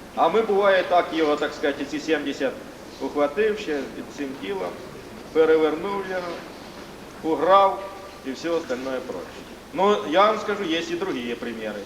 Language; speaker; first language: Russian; native; Russian